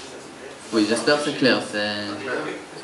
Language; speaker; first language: French; non-native, learner; Hebrew